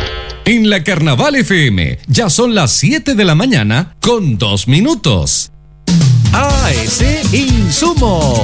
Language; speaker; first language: Spanish; native; Spanish